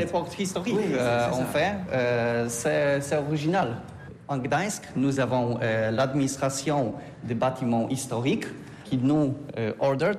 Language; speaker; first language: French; non-native, learner; Polish